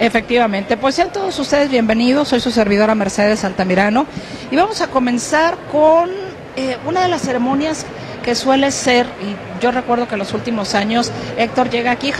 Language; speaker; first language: Spanish; native; Spanish